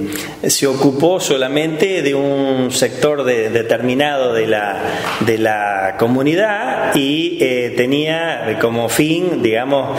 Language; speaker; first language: Spanish; native; Spanish